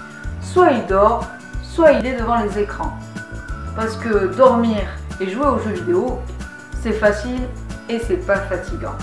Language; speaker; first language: French; native; French